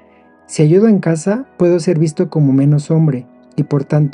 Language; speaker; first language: Spanish; native; Spanish